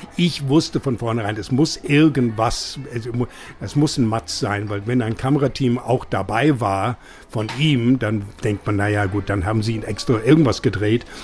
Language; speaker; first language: German; non-native, fluent; English